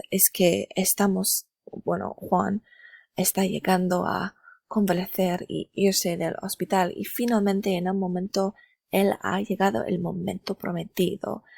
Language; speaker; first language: Spanish; non-native, learner; English